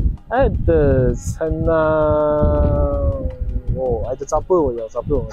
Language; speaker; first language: Russian; non-native, learner; Chinese